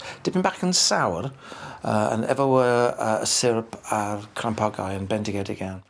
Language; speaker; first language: Welsh; non-native, learner; English